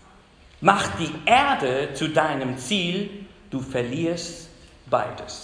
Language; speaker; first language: German; non-native, fluent; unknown